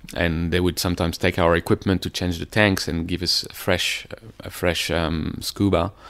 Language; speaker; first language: English; non-native, fluent; French